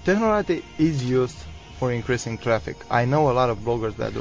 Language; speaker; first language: English; non-native, fluent; Romanian